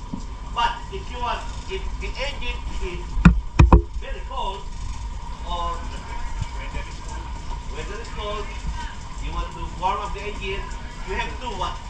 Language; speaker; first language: English; non-native, local second language; Filipino